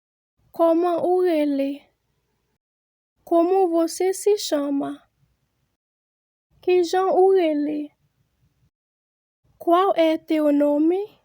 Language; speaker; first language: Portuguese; non-native, fluent; Haitian Creole